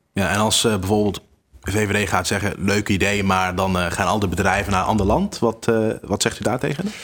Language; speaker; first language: Dutch; non-native, fluent; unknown